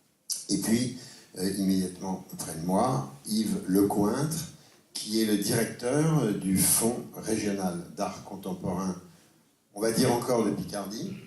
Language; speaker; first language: French; native; French